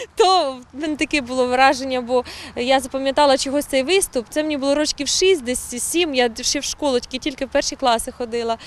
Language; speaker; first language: Ukrainian; native; Ukrainian